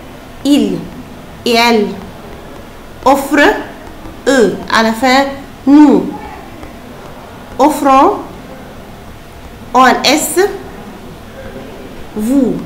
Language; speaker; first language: French; non-native, fluent; Arabic